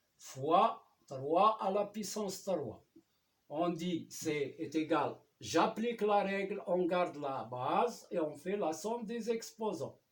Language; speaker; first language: French; non-native, local second language; Arabic